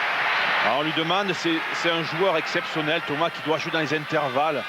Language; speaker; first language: French; native; French